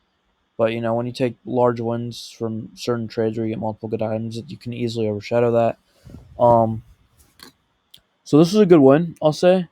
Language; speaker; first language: English; native; English